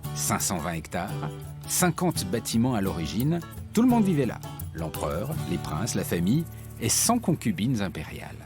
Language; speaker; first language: French; native; French